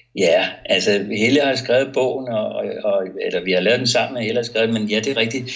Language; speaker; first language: Danish; native; Danish